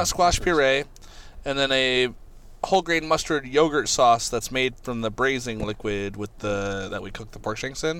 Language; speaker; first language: English; native; English